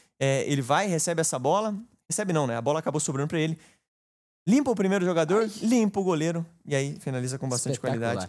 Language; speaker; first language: Portuguese; native; Portuguese